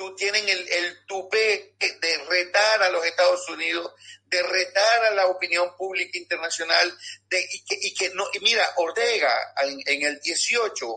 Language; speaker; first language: Spanish; native; Spanish